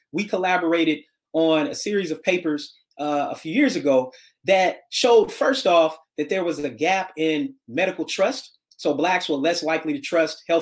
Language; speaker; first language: English; native; English